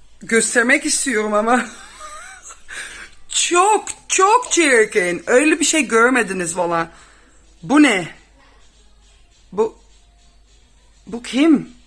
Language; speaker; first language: Turkish; non-native, fluent; Dutch